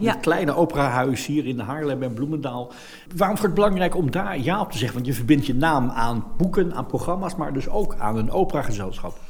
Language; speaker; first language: Dutch; native; Dutch